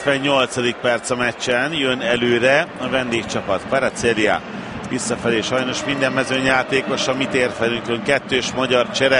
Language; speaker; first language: Hungarian; native; Hungarian